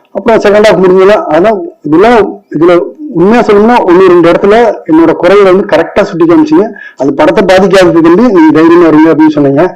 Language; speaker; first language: Tamil; native; Tamil